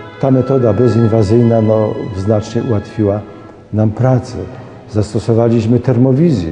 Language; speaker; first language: Polish; native; Polish